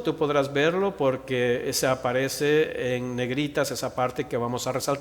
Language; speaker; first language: Spanish; native; Spanish